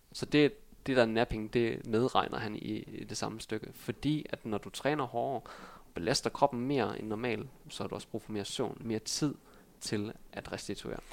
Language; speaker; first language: Danish; early bilingual, other home language; Vietnamese